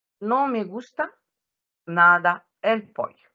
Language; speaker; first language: Spanish; non-native, fluent; Arabic